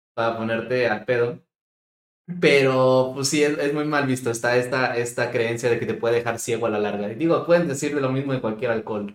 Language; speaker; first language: Spanish; native; Spanish